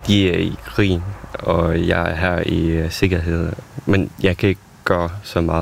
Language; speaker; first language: Danish; early bilingual, other home language; Ukrainian